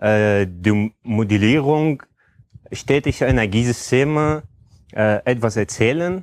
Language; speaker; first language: German; non-native, fluent; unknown